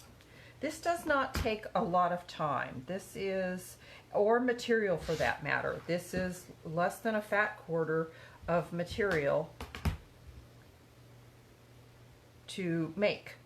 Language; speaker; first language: English; native; English